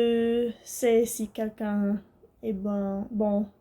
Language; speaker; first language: French; non-native, learner; English